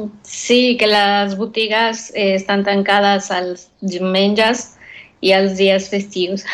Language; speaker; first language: Catalan; non-native, learner; Spanish